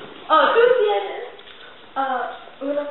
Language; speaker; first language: Spanish; non-native, learner; English